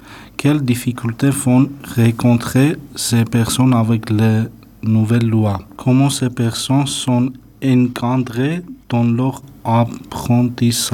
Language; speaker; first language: French; non-native, learner; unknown